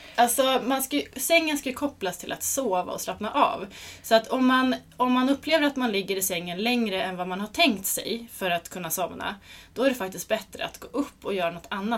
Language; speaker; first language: Swedish; native; Swedish